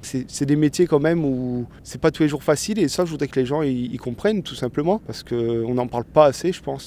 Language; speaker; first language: French; native; French